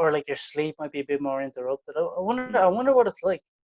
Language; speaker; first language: English; native; English